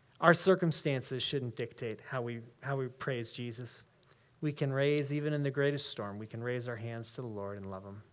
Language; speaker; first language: English; native; English